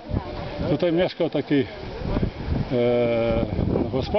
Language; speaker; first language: Polish; early bilingual, heritage; Polish